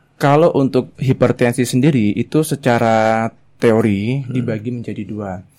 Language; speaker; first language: Indonesian; native; Indonesian